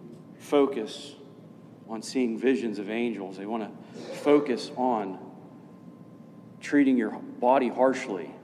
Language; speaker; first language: English; native; English